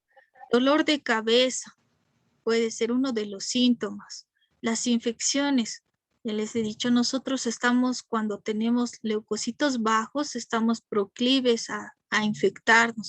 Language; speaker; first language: Spanish; native; Spanish